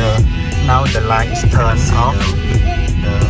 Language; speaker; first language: English; non-native, learner; Khmer